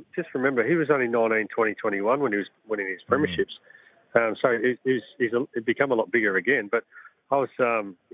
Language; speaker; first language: English; native; English